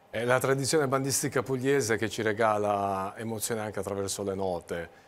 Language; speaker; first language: Italian; native; Italian